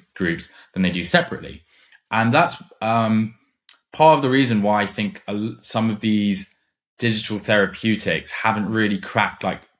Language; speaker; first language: English; non-native, fluent; German